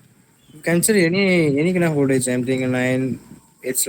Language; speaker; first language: English; non-native, local second language; Telugu